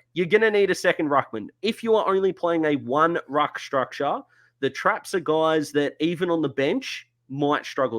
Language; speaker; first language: English; native; English